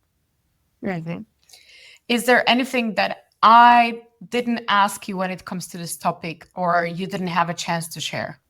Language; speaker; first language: English; non-native, fluent; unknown